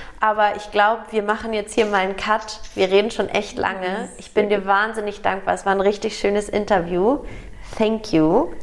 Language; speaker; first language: German; native; German